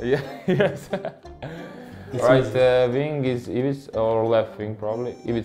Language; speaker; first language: English; non-native, learner; Croatian